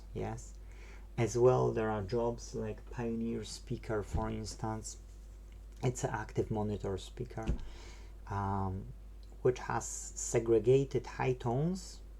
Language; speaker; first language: English; non-native, fluent; Polish